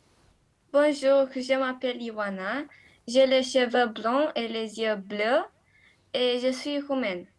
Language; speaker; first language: French; non-native, learner; Romanian